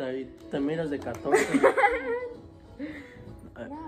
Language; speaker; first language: Spanish; early bilingual, other home language; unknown